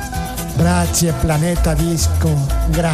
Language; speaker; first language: Italian; non-native, learner; Spanish